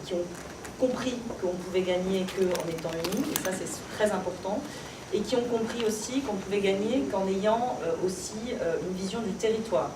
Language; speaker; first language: French; native; French